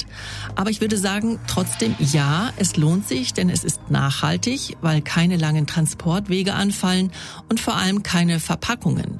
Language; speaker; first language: German; native; German